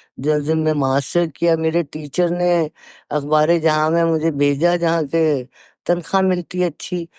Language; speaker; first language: Urdu; native; Urdu